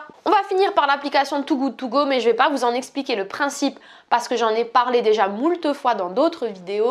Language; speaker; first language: French; native; French